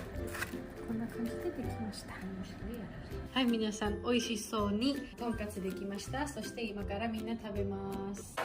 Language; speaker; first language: Japanese; non-native, fluent; Georgian